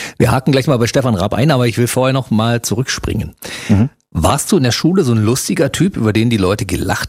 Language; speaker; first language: German; native; German